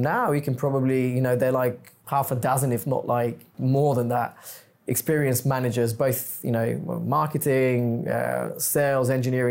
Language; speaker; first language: English; non-native, fluent; Bulgarian